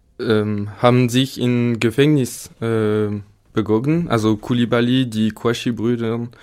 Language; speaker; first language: German; non-native, learner; French